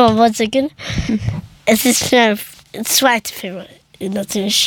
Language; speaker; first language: German; early bilingual, other home language; Persian